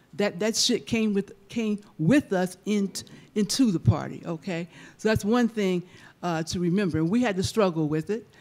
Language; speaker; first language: English; native; English